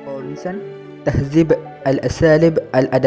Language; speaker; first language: Arabic; non-native, learner; Malay